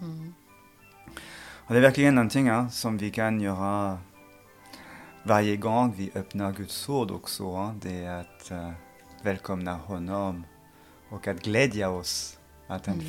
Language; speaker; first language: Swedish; non-native, fluent; French